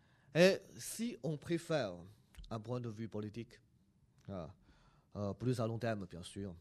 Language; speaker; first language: French; non-native, fluent; Chinese